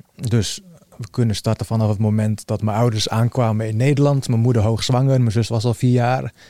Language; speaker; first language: Dutch; early bilingual, other home language; Bosnian